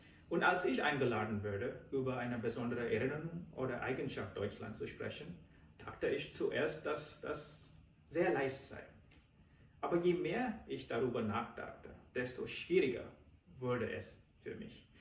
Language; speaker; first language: German; non-native, fluent; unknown